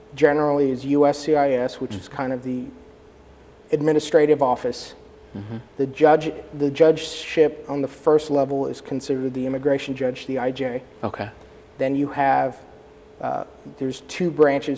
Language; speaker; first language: English; native; English